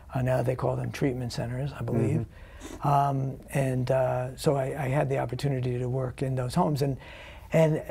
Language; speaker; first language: English; native; English